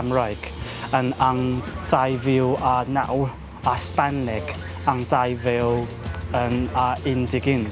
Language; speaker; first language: Welsh; non-native, learner; Chinese